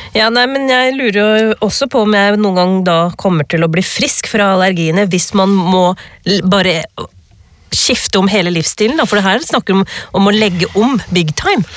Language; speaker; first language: Norwegian; early bilingual, other home language; Urdu